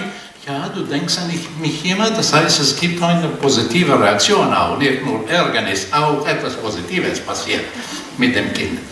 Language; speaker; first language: German; non-native, fluent; Portuguese